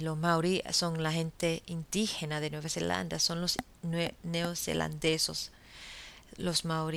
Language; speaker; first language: Spanish; non-native, fluent; English